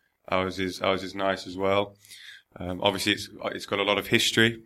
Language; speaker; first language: English; native; English